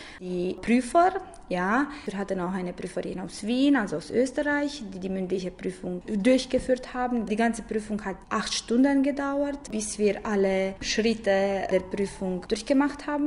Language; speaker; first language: German; non-native, fluent; Romanian